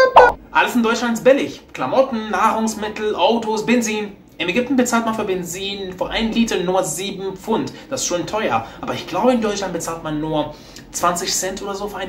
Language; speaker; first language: German; non-native, fluent; Arabic